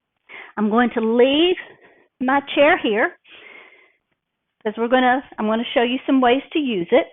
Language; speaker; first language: English; native; English